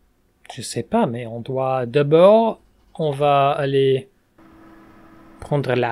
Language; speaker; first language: French; non-native, fluent; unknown